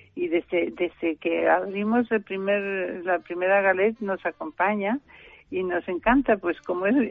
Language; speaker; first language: Spanish; non-native, fluent; German